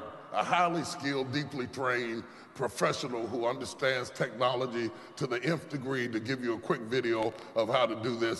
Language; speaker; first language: English; native; English